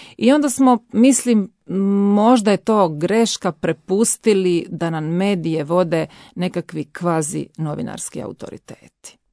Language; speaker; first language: Croatian; native; Croatian